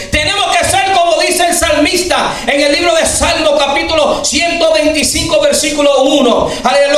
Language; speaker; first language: Spanish; early bilingual, heritage; Spanish